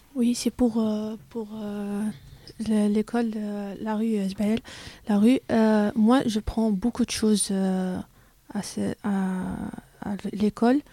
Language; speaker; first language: French; non-native, learner; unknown